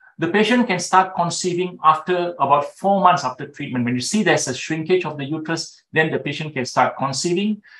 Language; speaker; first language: English; non-native, local second language; Tamil